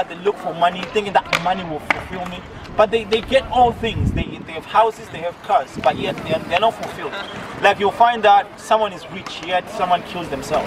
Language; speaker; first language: English; non-native, local second language; Shona